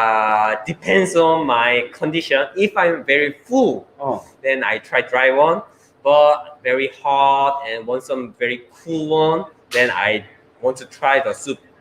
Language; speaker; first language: English; non-native, learner; Korean